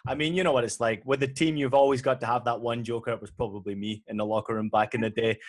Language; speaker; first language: English; native; English